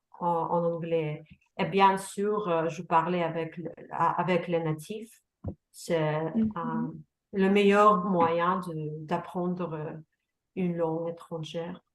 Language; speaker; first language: French; non-native, learner; Russian